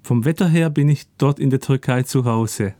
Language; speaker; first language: German; early bilingual, other home language; Turkish